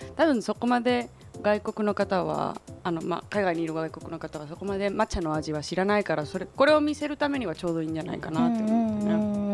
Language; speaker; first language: Japanese; non-native, fluent; Spanish